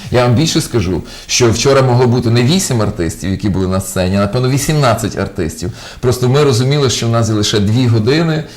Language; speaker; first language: Ukrainian; native; Ukrainian